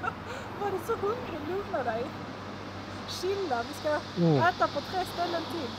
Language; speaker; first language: Swedish; native; Swedish